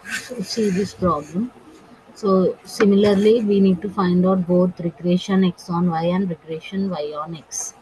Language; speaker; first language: English; non-native, local second language; Telugu